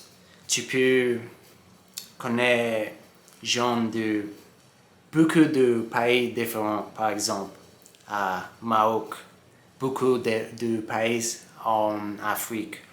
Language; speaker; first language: French; non-native, learner; English